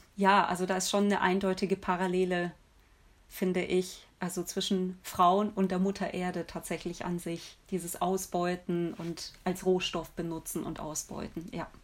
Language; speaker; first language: German; early bilingual, other home language; Polish